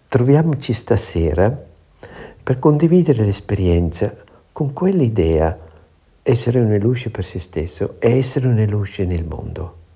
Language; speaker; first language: Italian; non-native, fluent; German